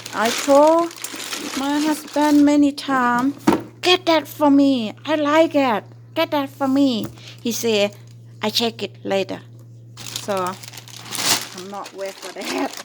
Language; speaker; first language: English; non-native, learner; Thai